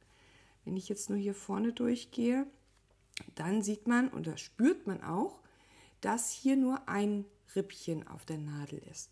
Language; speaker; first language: German; native; German